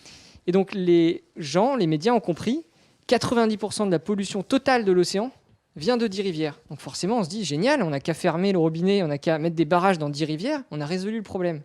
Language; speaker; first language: French; native; French